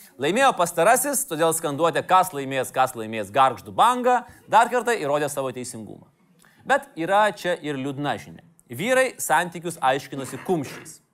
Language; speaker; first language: Lithuanian; native; Lithuanian